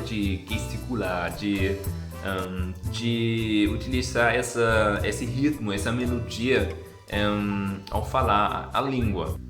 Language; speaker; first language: Portuguese; non-native, fluent; German